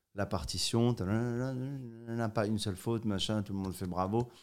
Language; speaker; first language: French; native; French